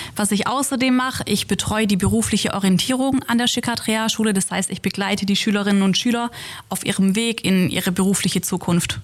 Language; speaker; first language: German; native; German